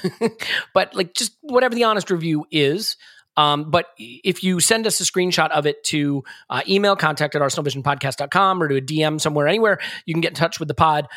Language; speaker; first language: English; native; English